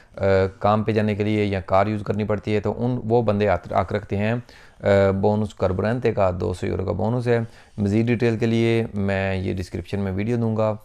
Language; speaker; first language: Urdu; non-native, local second language; Punjabi